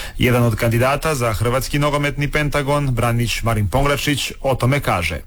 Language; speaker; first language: Croatian; native; Croatian